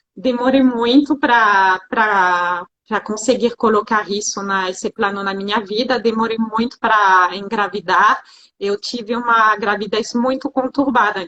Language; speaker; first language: Portuguese; non-native, fluent; French